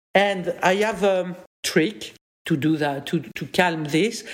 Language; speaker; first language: English; non-native, fluent; French